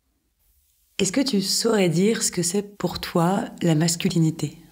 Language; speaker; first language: French; native; French